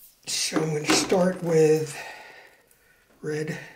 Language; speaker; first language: English; native; English